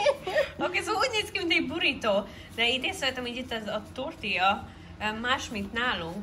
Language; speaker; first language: Hungarian; early bilingual, heritage; English